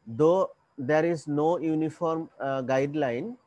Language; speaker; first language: English; non-native, local second language; Bangla